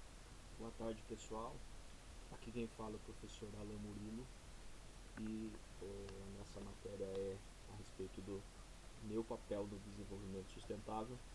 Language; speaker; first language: Portuguese; native; Portuguese